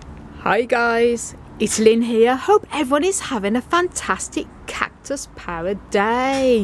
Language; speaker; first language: English; native; English